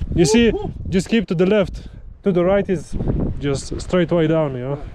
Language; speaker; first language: English; non-native, fluent; Lithuanian